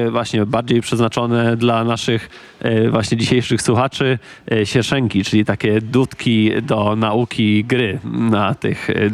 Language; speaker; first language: Polish; native; Polish